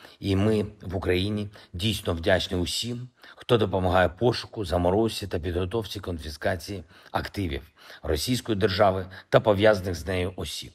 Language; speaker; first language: Ukrainian; non-native, local second language; Russian